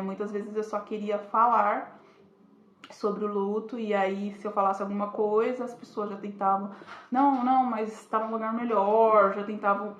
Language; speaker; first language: Portuguese; native; Portuguese